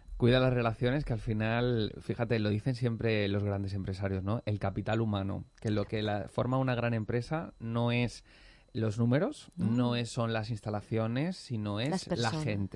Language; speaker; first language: Spanish; native; Spanish